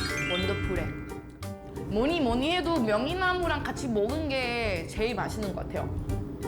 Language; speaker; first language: Korean; non-native, fluent; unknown